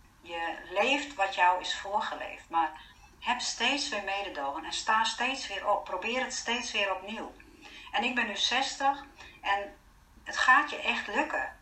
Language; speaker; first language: Dutch; non-native, fluent; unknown